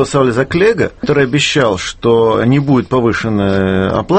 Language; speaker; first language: Russian; native; Russian